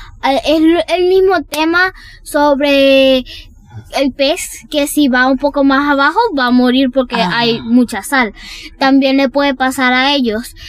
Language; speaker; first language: Spanish; early bilingual, heritage; Spanish